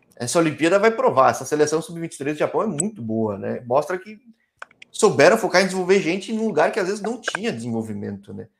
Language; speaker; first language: Portuguese; native; Portuguese